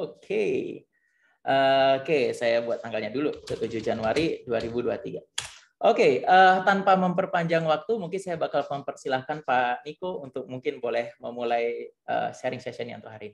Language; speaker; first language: Indonesian; native; Indonesian